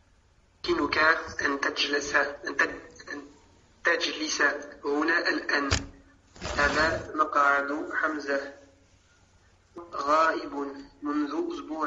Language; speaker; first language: Arabic; non-native, learner; French